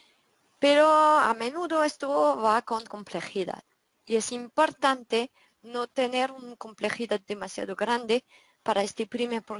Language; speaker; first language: Spanish; non-native, fluent; French